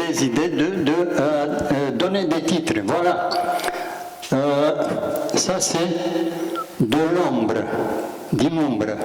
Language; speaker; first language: French; non-native, learner; Romanian